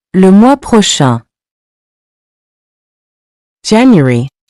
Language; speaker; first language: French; non-native, fluent; English